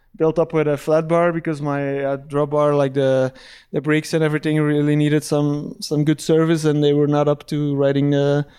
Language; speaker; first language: English; non-native, fluent; Dutch